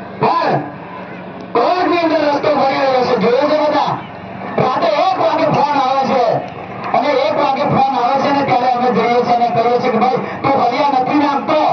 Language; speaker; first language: Gujarati; non-native, local second language; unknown